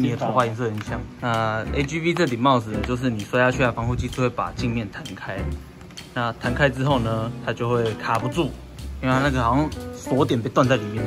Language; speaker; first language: Chinese; native; Chinese